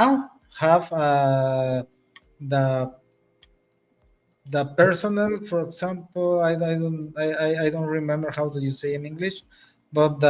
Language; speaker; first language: English; non-native, learner; Spanish